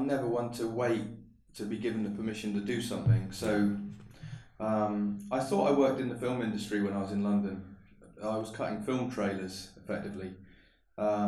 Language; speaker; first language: English; native; English